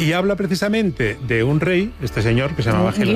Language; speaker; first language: Spanish; native; Spanish